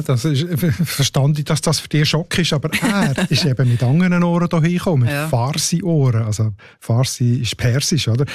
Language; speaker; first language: German; native; German